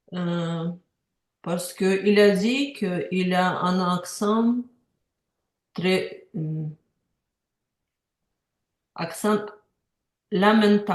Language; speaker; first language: French; non-native, learner; Ukrainian